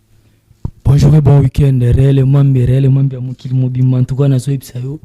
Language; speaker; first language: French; non-native, local second language; Lingala